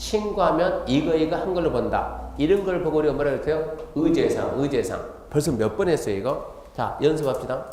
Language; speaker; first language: Korean; native; Korean